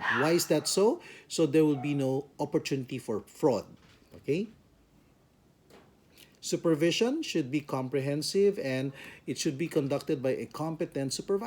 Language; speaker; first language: English; non-native, local second language; Filipino